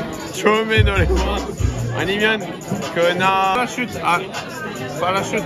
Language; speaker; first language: Korean; non-native, learner; French